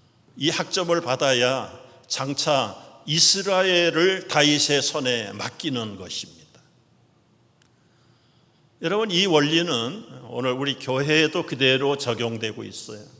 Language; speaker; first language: Korean; native; Korean